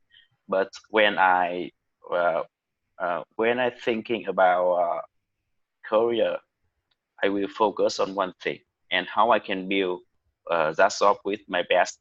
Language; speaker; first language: English; non-native, learner; Vietnamese